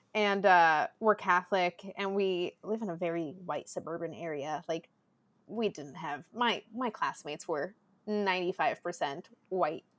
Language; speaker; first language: English; early bilingual, other home language; Spanish